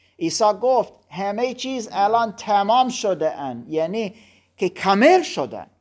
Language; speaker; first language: Persian; non-native, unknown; German